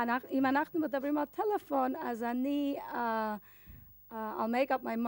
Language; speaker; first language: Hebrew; non-native, learner; English